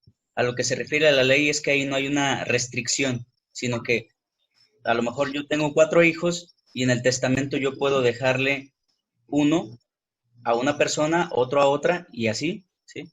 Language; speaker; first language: Spanish; native; Spanish